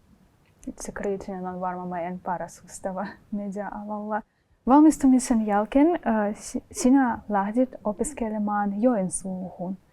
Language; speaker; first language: Finnish; non-native, fluent; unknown